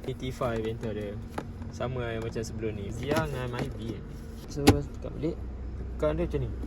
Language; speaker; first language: Malay; native; Malay